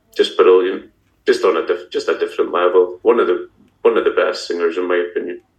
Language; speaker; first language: English; native; English